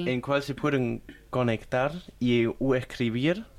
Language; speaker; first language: Spanish; non-native, learner; German